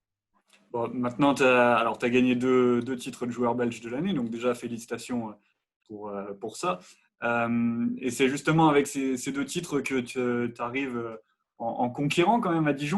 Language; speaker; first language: French; native; French